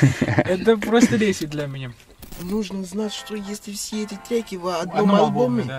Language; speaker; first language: Russian; non-native, learner; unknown